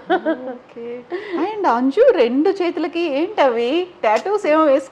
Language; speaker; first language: Telugu; native; Telugu